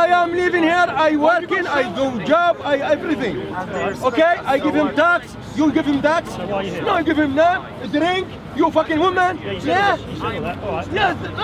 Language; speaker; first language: English; non-native, learner; Arabic